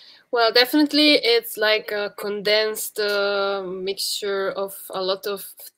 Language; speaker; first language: English; non-native, fluent; Italian